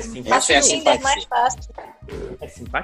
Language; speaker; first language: Portuguese; native; Portuguese